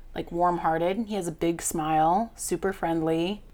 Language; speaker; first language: English; native; English